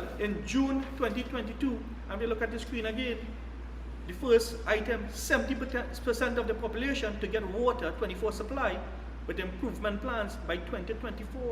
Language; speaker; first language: English; native; English